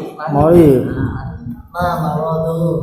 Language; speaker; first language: Arabic; non-native, learner; Indonesian